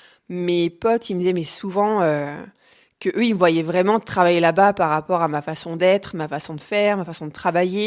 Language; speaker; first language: French; native; French